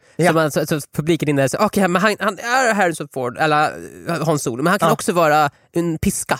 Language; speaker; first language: Swedish; native; Swedish